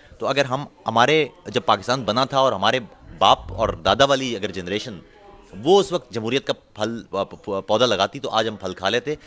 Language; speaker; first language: Urdu; non-native, local second language; Punjabi